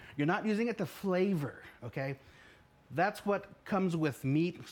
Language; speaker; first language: English; native; English